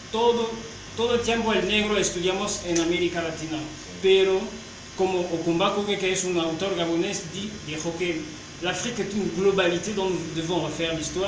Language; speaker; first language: Spanish; non-native, fluent; French